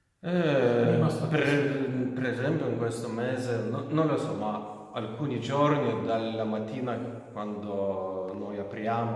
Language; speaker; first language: Italian; non-native, learner; Lithuanian